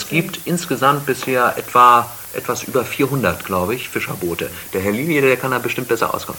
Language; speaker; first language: German; native; German